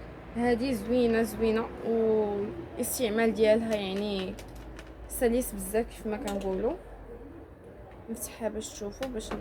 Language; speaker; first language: Arabic; native; Arabic